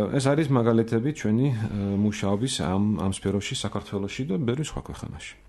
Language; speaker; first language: Georgian; non-native, fluent; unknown